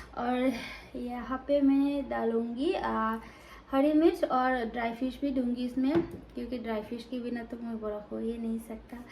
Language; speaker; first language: Hindi; non-native, local second language; Kok Borok